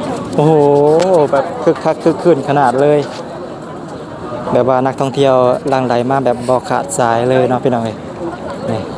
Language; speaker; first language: Thai; non-native, local second language; Northeastern Thai